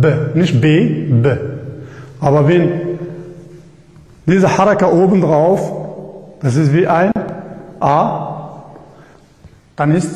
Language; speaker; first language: German; non-native, learner; Arabic